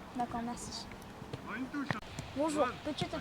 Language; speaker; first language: French; native; French